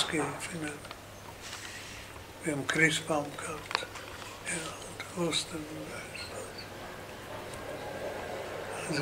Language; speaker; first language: German; native; German